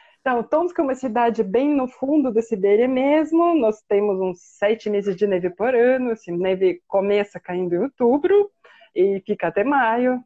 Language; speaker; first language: Portuguese; non-native, fluent; Russian